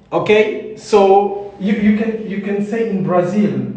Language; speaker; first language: English; non-native, learner; French